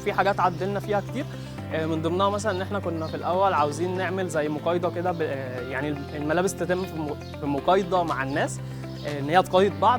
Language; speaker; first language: Arabic; native; Arabic